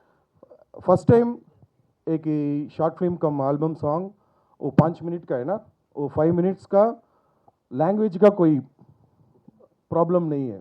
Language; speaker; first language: Hindi; non-native, local second language; Telugu